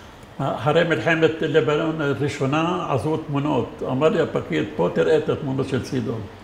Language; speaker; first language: Hebrew; non-native, fluent; Arabic